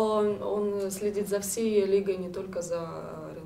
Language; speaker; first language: Russian; native; Russian